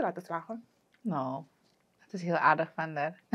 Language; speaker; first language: Dutch; native; Dutch